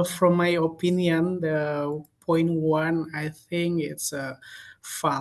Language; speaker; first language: English; non-native, learner; Indonesian